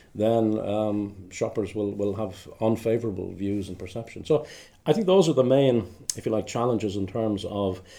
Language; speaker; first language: English; native; English